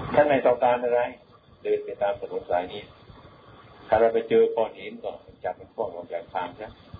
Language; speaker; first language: Thai; non-native, local second language; Lao